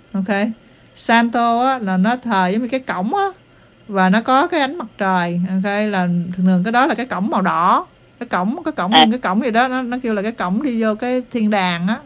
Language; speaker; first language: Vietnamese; early bilingual, heritage; Vietnamese